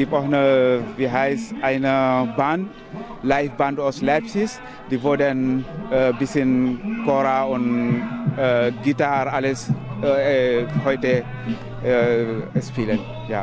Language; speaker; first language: German; non-native, learner; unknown